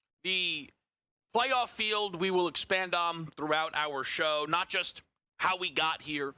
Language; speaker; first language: English; native; English